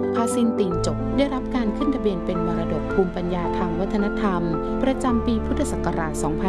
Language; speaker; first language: Thai; native; Thai